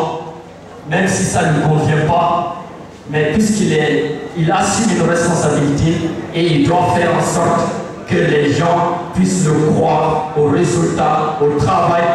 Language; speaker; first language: French; non-native, local second language; Fula